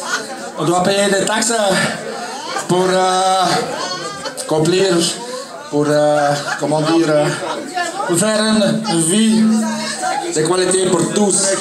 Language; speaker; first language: French; non-native, local second language; Dutch